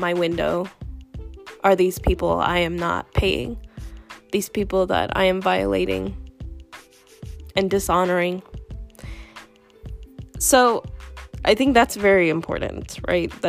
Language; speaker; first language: English; native; English